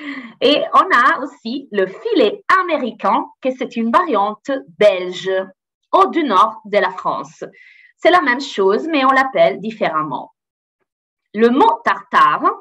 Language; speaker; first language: French; non-native, fluent; Italian